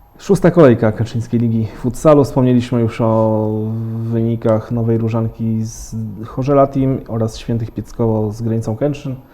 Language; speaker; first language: Polish; native; Polish